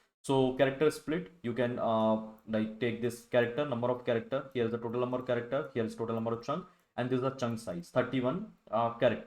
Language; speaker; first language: English; non-native, local second language; Hindi